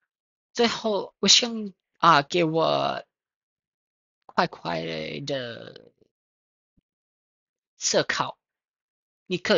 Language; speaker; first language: Chinese; non-native, learner; English